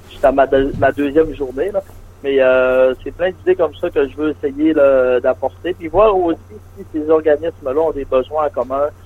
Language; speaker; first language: French; native; French